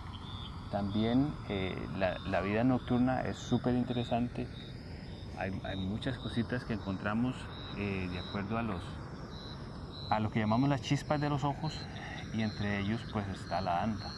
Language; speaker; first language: Spanish; native; Spanish